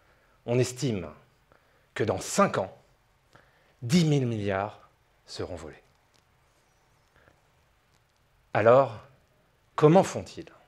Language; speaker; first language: French; native; French